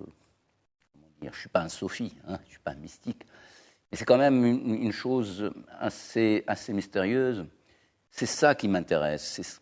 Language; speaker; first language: French; non-native, local second language; Arabic